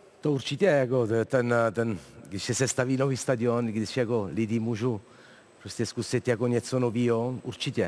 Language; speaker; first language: Czech; non-native, fluent; Italian